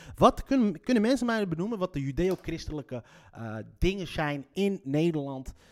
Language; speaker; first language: Dutch; native; Dutch